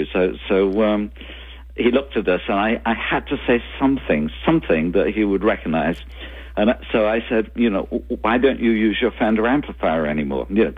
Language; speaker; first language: English; native; English